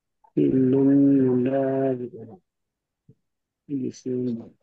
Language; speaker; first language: Arabic; non-native, learner; Indonesian